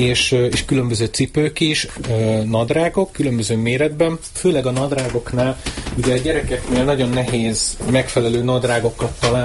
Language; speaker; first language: Hungarian; native; Hungarian